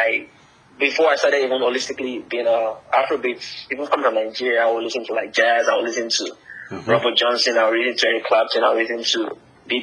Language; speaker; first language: English; non-native, local second language; Yoruba